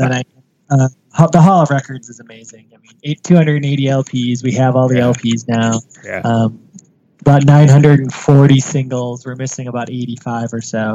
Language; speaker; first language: English; native; English